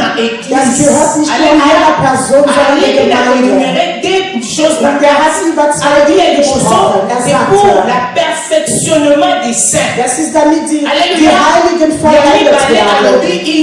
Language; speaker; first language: German; non-native, fluent; French